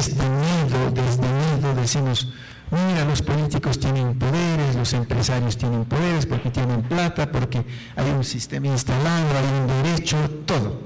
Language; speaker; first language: Spanish; non-native, local second language; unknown